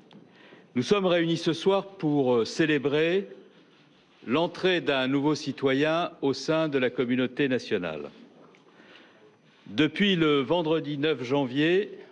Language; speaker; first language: French; native; French